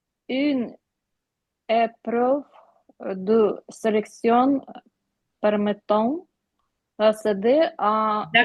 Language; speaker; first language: French; non-native, learner; Ukrainian